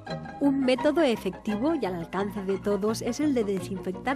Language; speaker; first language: Spanish; native; Spanish